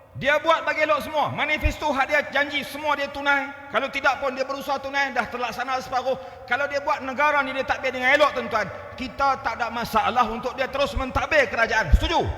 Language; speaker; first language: Malay; native; Malay